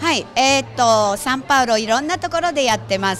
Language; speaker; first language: Portuguese; non-native, learner; Japanese